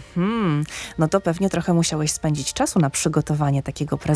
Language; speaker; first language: Polish; native; Polish